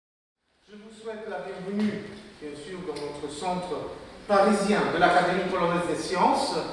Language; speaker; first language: French; non-native, fluent; Polish